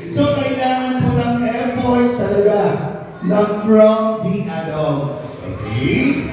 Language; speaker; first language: English; non-native, local second language; Filipino